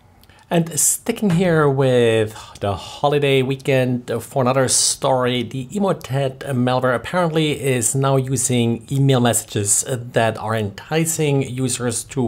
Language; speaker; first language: English; non-native, fluent; German